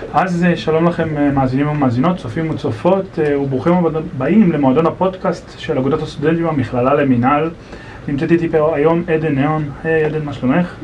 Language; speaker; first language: Hebrew; early bilingual, other home language; Russian